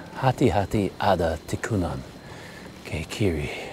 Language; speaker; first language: Indonesian; non-native, learner; English